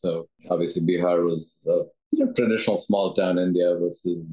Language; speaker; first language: English; non-native, local second language; Tamil